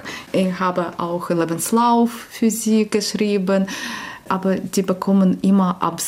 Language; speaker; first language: German; non-native, learner; Ukrainian